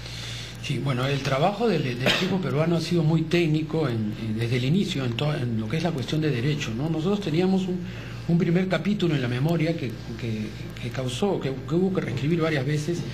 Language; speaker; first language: Spanish; native; Spanish